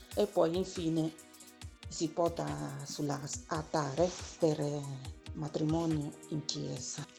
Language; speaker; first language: Italian; non-native, learner; Igbo